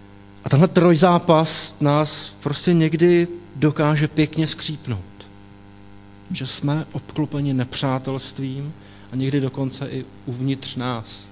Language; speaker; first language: Czech; native; Czech